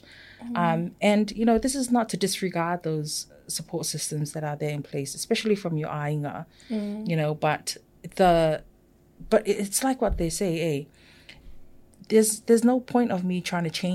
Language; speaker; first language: English; non-native, fluent; Samoan